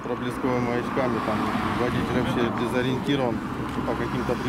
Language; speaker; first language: Russian; native; Russian